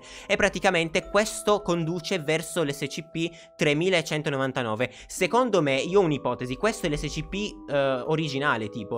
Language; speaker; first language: Italian; native; Italian